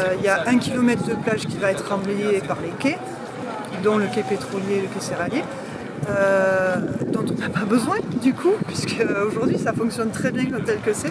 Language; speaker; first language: French; native; French